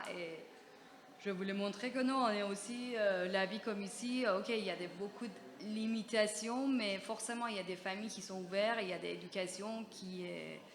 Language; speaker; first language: French; non-native, fluent; Persian